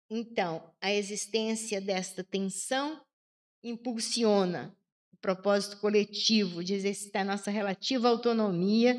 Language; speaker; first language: Portuguese; native; Portuguese